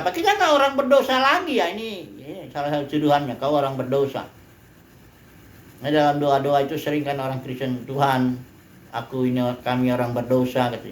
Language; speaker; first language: Indonesian; native; Indonesian